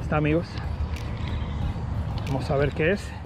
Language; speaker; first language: Spanish; native; Spanish